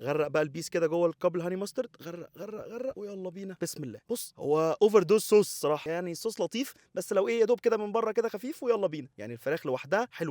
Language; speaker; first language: Arabic; native; Arabic